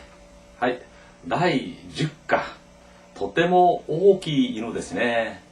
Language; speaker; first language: Japanese; non-native, fluent; Korean